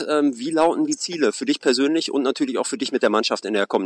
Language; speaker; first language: German; native; German